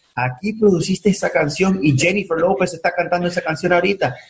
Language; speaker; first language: Spanish; early bilingual, heritage; Spanish